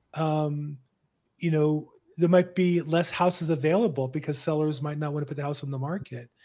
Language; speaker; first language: English; native; English